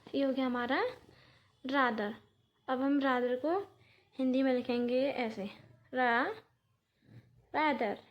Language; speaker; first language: Hindi; native; Hindi